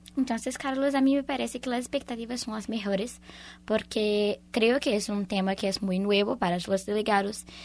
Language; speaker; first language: Spanish; non-native, fluent; Portuguese